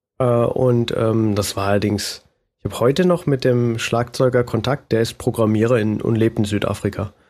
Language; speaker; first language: German; native; German